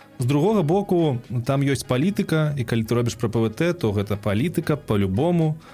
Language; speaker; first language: Belarusian; non-native, local second language; Russian